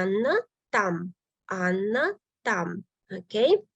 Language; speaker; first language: Russian; non-native, fluent; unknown